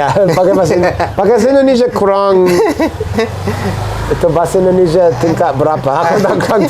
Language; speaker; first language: Indonesian; non-native, fluent; English